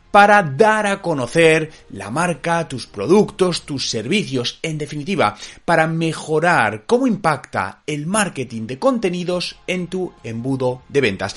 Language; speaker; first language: Spanish; native; Spanish